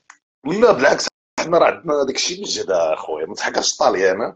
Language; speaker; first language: Arabic; native; Arabic